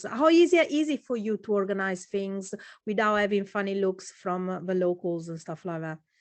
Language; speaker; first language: English; non-native, fluent; Italian